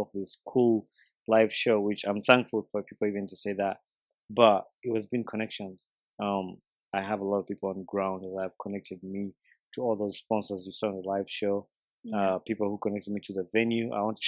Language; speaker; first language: English; non-native, local second language; Ganda